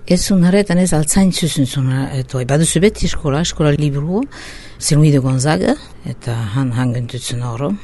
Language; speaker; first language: Basque; native; Basque